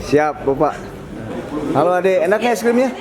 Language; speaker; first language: Indonesian; native; Indonesian